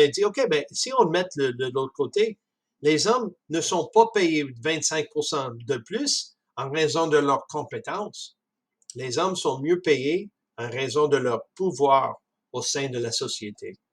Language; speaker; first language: French; non-native, fluent; English